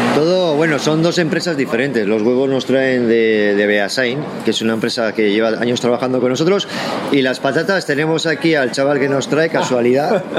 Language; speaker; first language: Spanish; native; Spanish